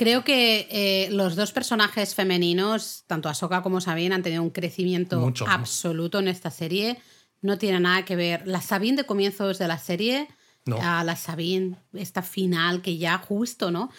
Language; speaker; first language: Spanish; native; Spanish